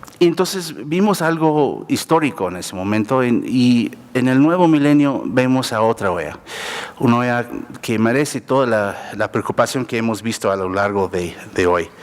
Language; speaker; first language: Spanish; non-native, fluent; English